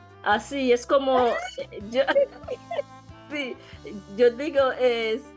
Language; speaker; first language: Spanish; non-native, learner; Haitian Creole